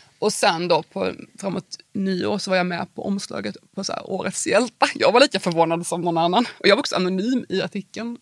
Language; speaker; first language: Swedish; native; Swedish